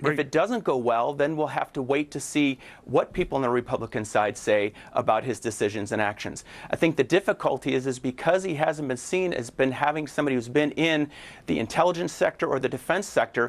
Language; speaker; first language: English; native; English